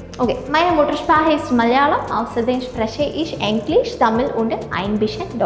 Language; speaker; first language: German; non-native, learner; Malayalam